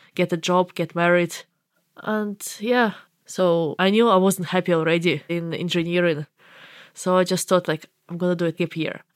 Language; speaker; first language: English; non-native, fluent; Ukrainian